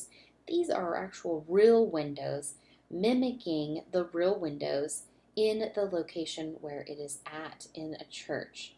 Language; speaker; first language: English; native; English